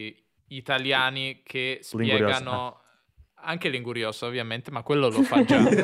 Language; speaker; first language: Italian; native; Italian